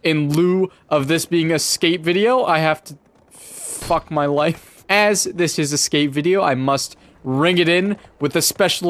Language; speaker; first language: English; native; English